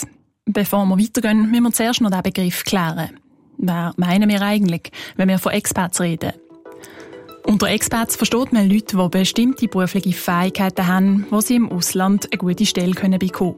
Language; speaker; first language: German; native; German